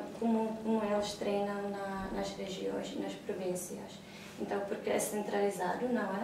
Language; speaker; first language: Portuguese; non-native, fluent; Czech